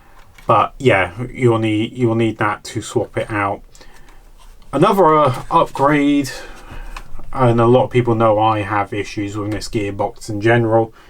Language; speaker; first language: English; native; English